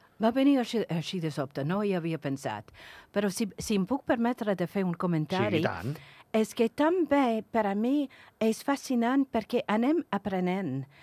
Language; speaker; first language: Catalan; non-native, fluent; English